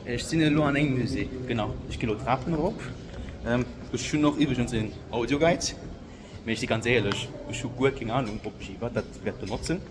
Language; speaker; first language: German; non-native, local second language; Luxembourgish